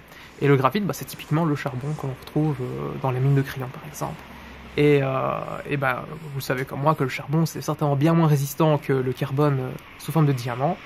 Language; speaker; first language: French; native; French